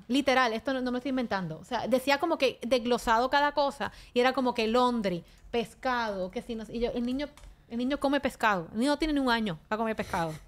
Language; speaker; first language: Spanish; native; Spanish